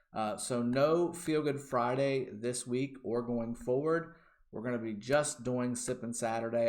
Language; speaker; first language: English; native; English